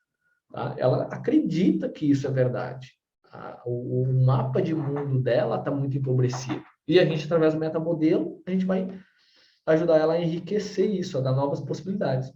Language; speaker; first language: Portuguese; native; Portuguese